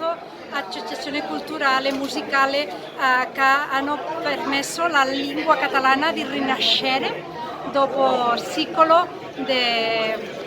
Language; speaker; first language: Italian; non-native, fluent; Catalan